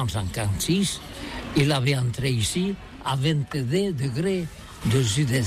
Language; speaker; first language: French; non-native, learner; Catalan